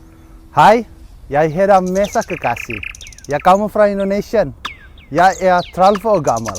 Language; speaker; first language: Danish; non-native, learner; Indonesian